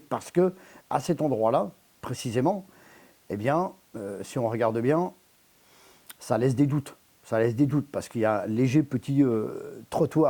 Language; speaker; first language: French; native; French